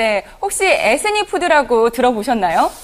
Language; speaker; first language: Korean; native; Korean